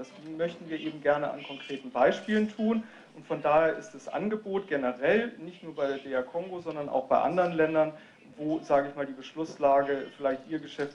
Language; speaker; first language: German; native; German